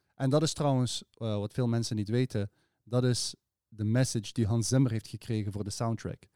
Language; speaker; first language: Dutch; early bilingual, other home language; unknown